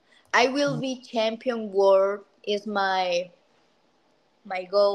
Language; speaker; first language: English; non-native, learner; Spanish